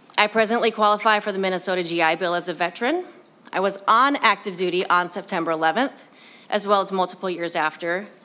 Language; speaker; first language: English; native; English